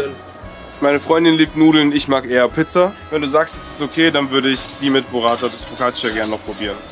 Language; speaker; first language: German; native; German